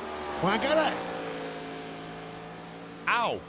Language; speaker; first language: English; native; English